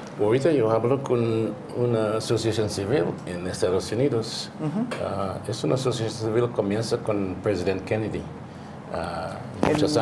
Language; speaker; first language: Spanish; non-native, learner; English